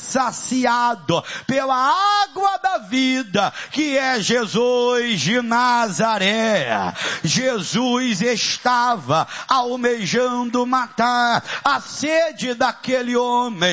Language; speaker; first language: Portuguese; native; Portuguese